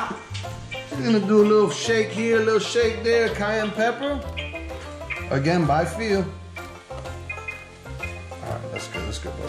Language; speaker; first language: English; native; English